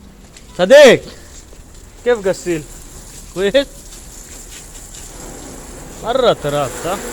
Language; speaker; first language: Arabic; non-native, learner; Bangla